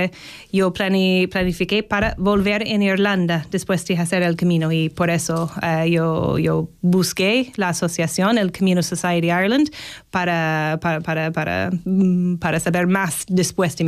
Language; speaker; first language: Spanish; non-native, fluent; English